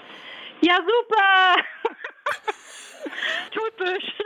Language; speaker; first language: German; native; German